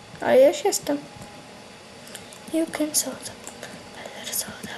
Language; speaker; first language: Polish; native; Polish